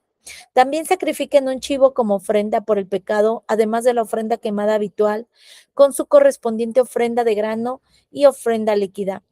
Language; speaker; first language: Spanish; native; Spanish